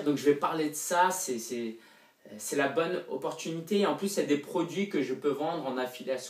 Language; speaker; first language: French; native; French